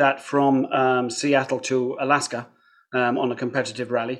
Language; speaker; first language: English; native; English